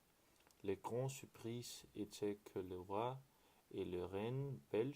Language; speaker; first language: French; non-native, learner; Danish